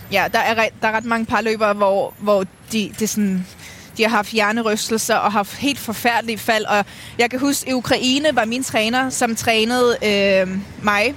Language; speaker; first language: Danish; early bilingual, other home language; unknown